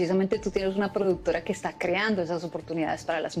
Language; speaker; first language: Spanish; native; Spanish